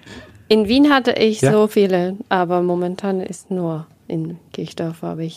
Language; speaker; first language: German; non-native, learner; Japanese